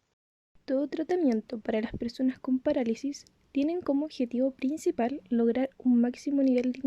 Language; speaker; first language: Spanish; native; Spanish